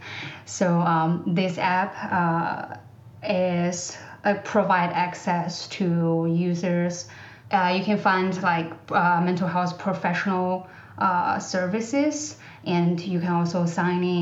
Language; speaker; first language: English; non-native, fluent; Chinese